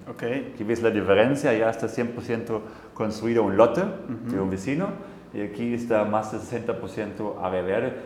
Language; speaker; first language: Spanish; non-native, fluent; German